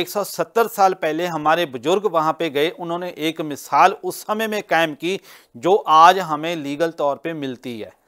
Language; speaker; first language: Hindi; non-native, local second language; Punjabi